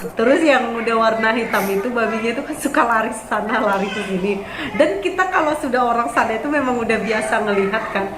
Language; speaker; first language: Indonesian; native; Indonesian